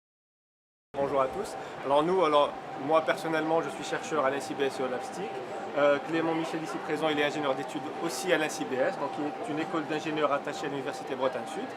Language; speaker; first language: French; native; French